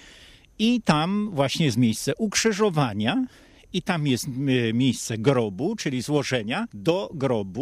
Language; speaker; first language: Polish; native; Polish